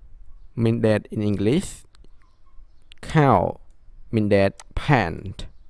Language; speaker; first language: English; non-native, learner; Khmer